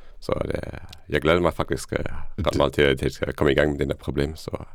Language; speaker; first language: Danish; non-native, fluent; Luxembourgish